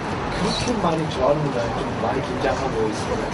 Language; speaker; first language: Korean; early bilingual, heritage; Japanese